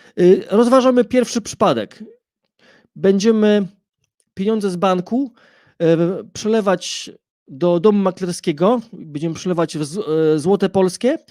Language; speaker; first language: Polish; native; Polish